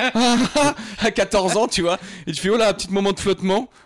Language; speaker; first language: French; native; French